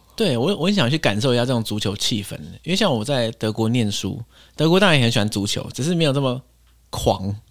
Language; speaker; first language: Chinese; native; Chinese